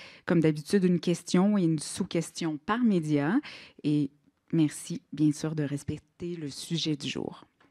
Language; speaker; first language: French; native; French